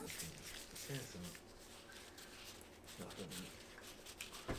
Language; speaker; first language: Japanese; native; Japanese